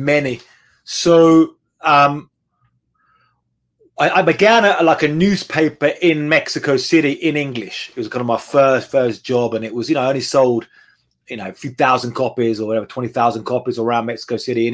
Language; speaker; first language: English; native; English